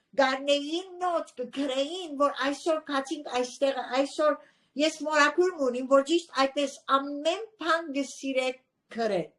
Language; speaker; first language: Armenian; early bilingual, heritage; Armenian